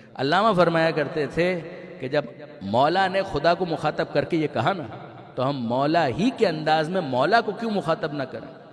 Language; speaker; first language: Urdu; non-native, local second language; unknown